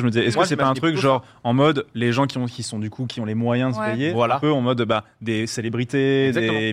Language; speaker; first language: French; native; French